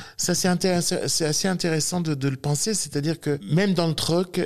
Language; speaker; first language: French; native; French